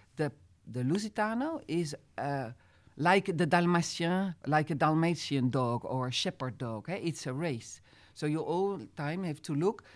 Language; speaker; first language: English; non-native, fluent; Dutch